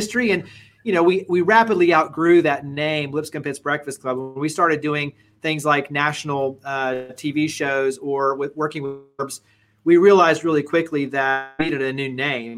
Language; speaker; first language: English; native; English